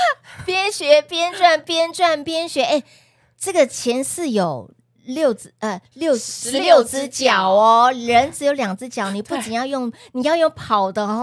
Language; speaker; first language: Chinese; native; Chinese